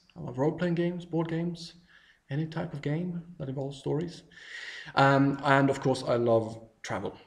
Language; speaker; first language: English; non-native, fluent; Swedish